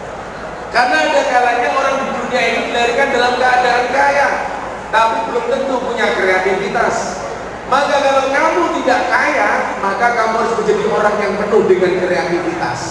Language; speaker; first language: Indonesian; non-native, local second language; Javanese